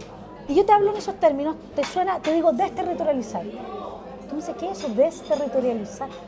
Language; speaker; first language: Spanish; native; Spanish